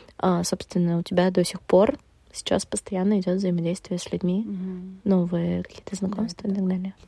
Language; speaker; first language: Russian; native; Russian